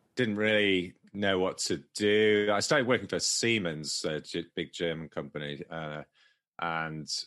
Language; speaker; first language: English; native; English